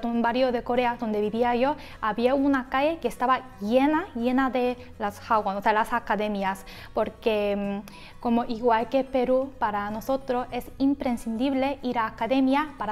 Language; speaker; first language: Spanish; non-native, fluent; Korean